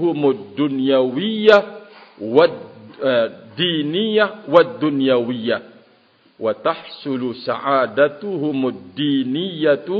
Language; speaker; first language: Arabic; non-native, fluent; Indonesian